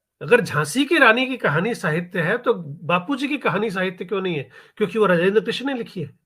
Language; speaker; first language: Hindi; native; Hindi